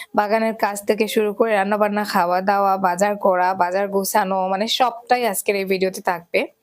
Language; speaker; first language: Bangla; native; Bangla